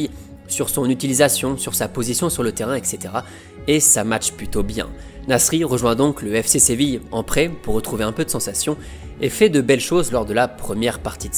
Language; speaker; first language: French; native; French